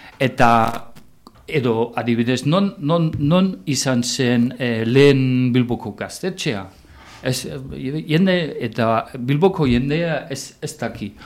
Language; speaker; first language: Basque; non-native, fluent; German